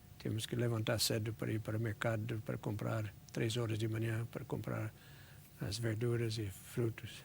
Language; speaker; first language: Portuguese; non-native, fluent; English